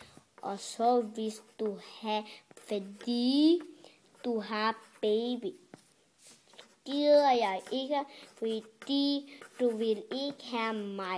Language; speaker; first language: Danish; early bilingual, other home language; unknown